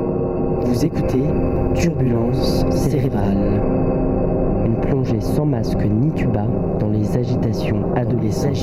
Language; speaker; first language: French; native; French